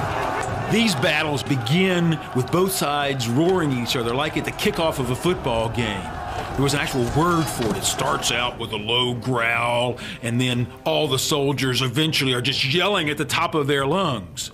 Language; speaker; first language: English; native; English